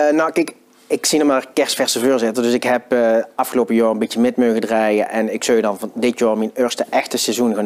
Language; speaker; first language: Dutch; native; Dutch